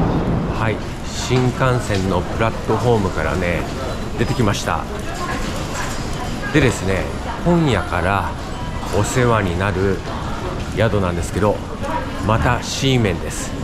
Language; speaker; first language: Japanese; native; Japanese